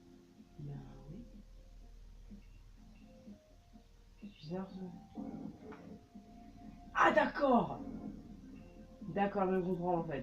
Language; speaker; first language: French; native; French